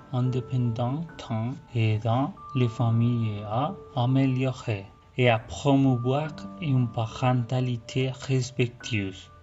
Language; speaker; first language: French; non-native, fluent; Spanish